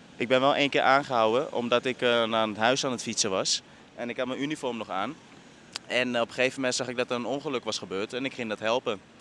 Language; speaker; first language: Dutch; early bilingual, other home language; Arabic